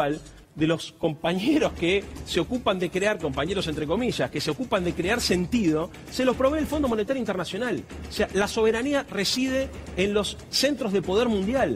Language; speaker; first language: Spanish; native; Spanish